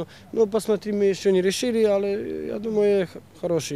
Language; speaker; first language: Russian; non-native, learner; Polish